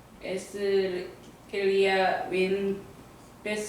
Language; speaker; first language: French; non-native, learner; Korean